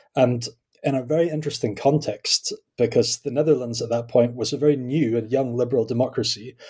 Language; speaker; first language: English; native; English